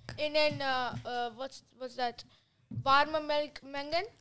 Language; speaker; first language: Dutch; early bilingual, other home language; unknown